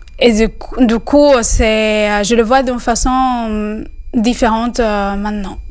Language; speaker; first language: French; non-native, fluent; Spanish